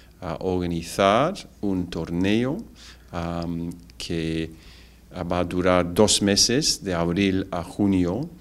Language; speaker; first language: Spanish; non-native, fluent; English